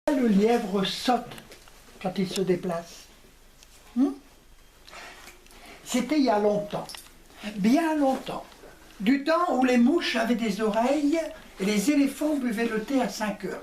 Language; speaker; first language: French; native; French